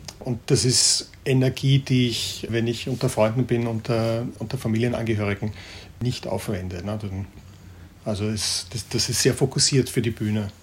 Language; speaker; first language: German; native; German